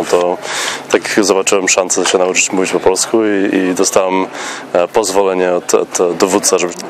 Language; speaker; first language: Polish; non-native, fluent; English